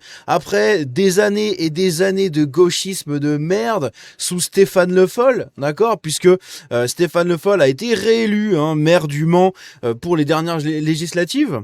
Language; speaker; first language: French; native; French